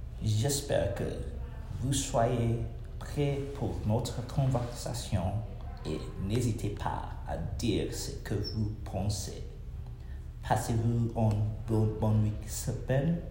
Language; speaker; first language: French; non-native, learner; English